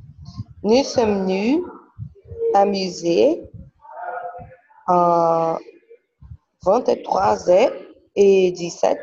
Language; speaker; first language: French; non-native, learner; Portuguese